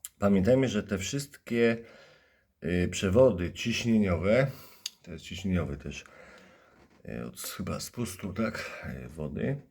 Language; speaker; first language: Polish; native; Polish